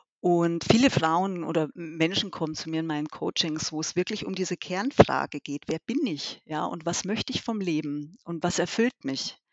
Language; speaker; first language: German; early bilingual, other home language; Albanian